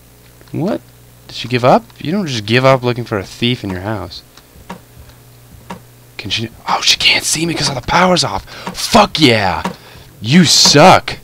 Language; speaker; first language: English; native; English